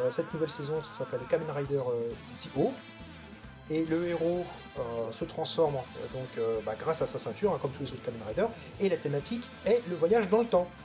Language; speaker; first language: French; native; French